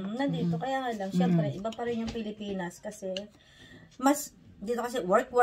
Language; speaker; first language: Filipino; native; Filipino